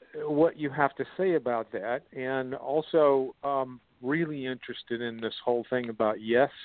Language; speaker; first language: English; native; English